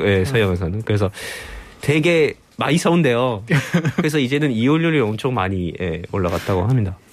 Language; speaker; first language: Korean; non-native, fluent; French